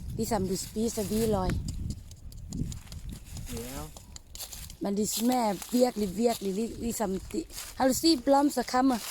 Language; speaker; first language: Danish; non-native, learner; Thai